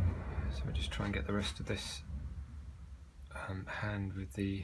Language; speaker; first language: English; native; English